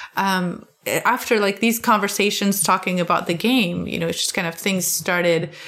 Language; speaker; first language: English; non-native, fluent; Arabic